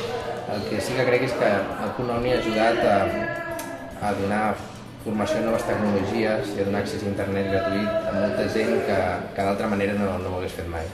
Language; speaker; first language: Catalan; native; Catalan